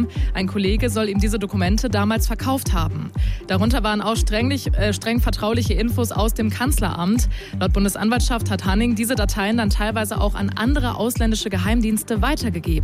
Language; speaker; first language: German; native; German